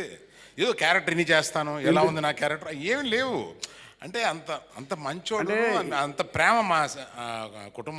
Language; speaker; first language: Telugu; native; Telugu